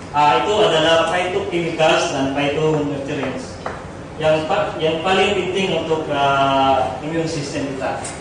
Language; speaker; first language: Indonesian; non-native, fluent; Filipino